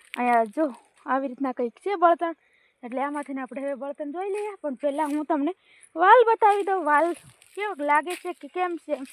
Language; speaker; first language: Gujarati; native; Gujarati